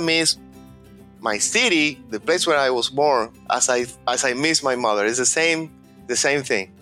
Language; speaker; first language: English; non-native, fluent; Spanish